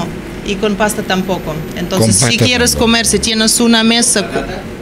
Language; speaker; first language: Spanish; non-native, learner; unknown